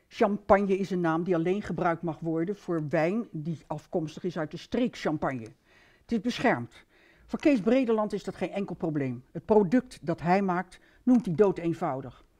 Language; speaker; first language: Dutch; native; Dutch